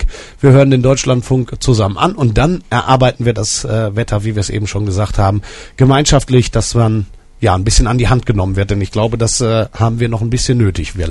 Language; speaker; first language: German; native; German